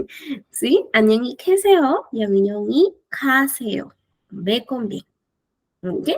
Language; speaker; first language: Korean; non-native, fluent; Spanish